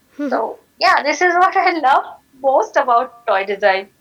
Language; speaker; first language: English; non-native, local second language; Marathi